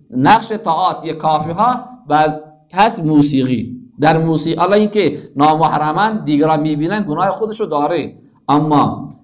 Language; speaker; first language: Persian; non-native, local second language; Baluchi